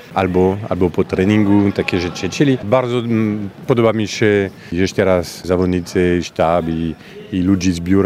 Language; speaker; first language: Polish; non-native, fluent; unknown